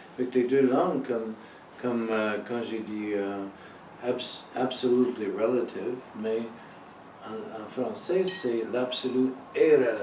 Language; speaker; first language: French; non-native, fluent; English